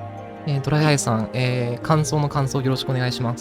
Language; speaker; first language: Japanese; native; Japanese